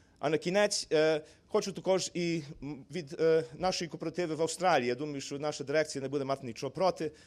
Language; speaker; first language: Ukrainian; early bilingual, heritage; Ukrainian